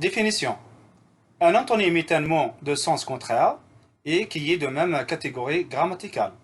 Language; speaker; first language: French; non-native, fluent; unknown